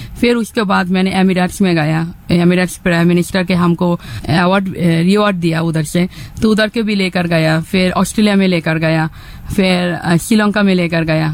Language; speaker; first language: Hindi; non-native, fluent; Bangla